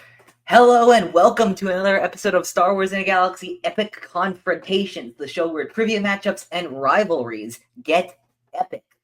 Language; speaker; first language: English; native; English